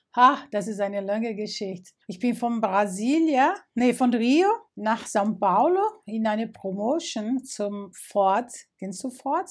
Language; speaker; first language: German; non-native, fluent; Portuguese